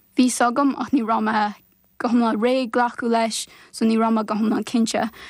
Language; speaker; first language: Irish; native; Irish